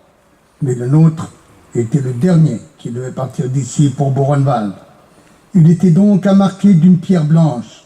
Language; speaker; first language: French; native; French